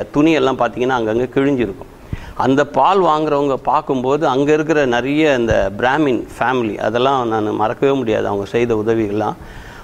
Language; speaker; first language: Tamil; native; Tamil